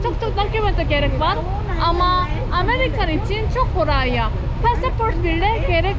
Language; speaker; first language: Turkish; non-native, learner; Korean